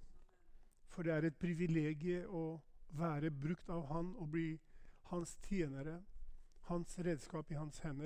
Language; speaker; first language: Norwegian; non-native, fluent; Albanian